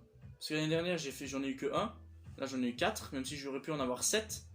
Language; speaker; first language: French; native; French